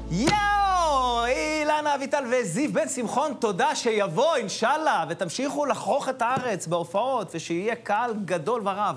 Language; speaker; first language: Hebrew; native; Hebrew